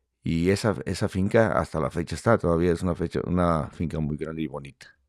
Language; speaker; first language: Spanish; native; Spanish